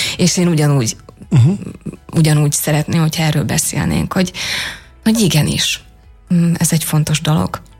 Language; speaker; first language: Hungarian; native; Hungarian